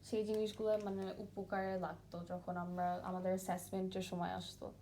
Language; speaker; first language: Bangla; early bilingual, other home language; English